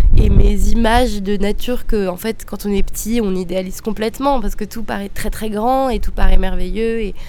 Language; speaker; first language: French; native; French